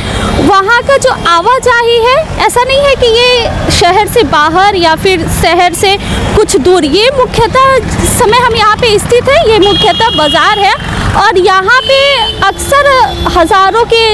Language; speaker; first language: Hindi; native; Hindi